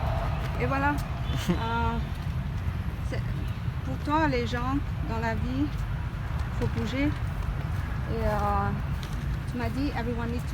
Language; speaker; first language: French; non-native, learner; Vietnamese